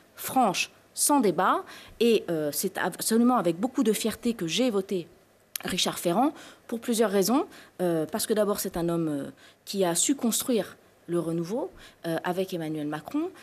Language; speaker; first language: French; native; French